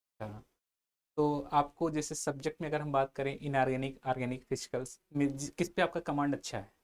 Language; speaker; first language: Hindi; native; Hindi